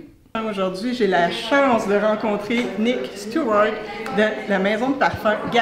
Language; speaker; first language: French; native; French